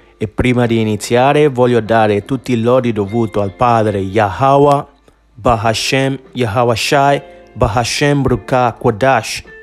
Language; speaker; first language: Italian; non-native, fluent; English